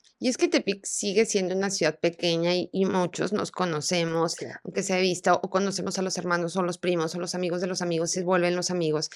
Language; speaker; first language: Spanish; native; Spanish